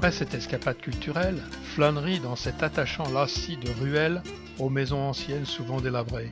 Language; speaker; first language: French; native; French